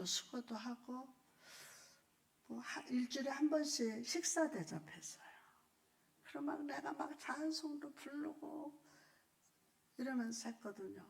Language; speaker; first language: Korean; native; Korean